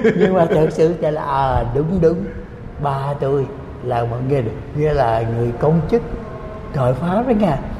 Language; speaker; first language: Vietnamese; early bilingual, heritage; Vietnamese